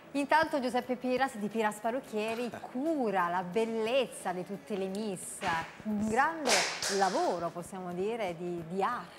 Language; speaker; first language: Italian; native; Italian